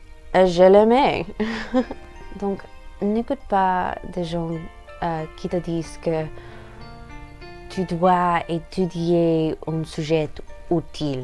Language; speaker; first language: French; non-native, learner; English